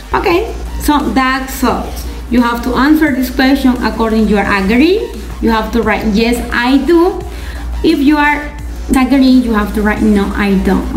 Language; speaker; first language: English; non-native, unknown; Spanish